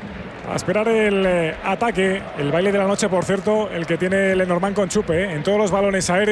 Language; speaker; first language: Spanish; native; Spanish